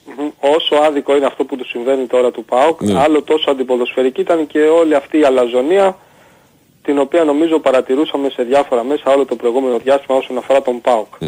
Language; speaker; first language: Greek; native; Greek